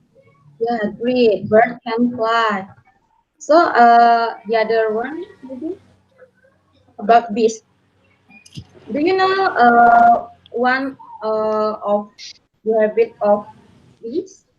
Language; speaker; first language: English; non-native, learner; Indonesian